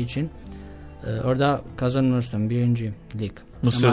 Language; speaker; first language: Turkish; non-native, learner; Albanian